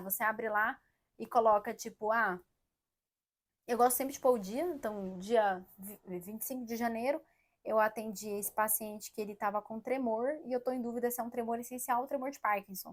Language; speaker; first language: Portuguese; native; Portuguese